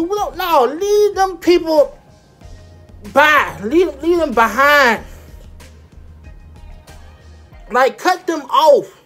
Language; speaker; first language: English; native; English